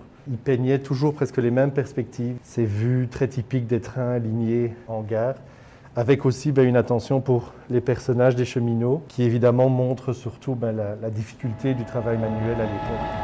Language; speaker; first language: French; native; French